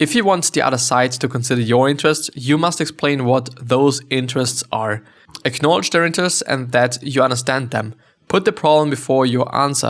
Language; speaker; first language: English; non-native, fluent; German